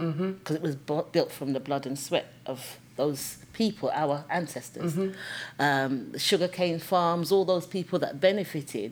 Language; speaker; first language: English; native; English